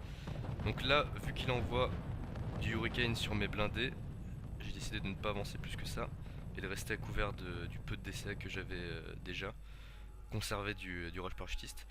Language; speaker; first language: French; native; French